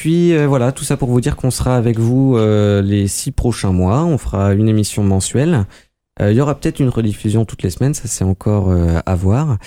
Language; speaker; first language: French; native; French